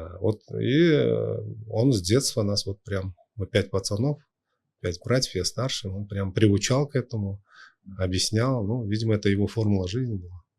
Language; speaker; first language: Russian; non-native, local second language; Uzbek